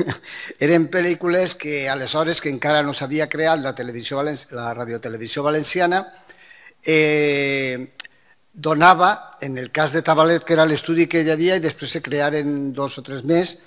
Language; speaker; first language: Catalan; non-native, local second language; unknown